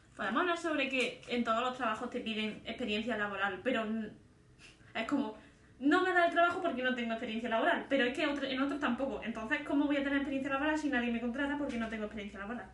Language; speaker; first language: Spanish; native; Spanish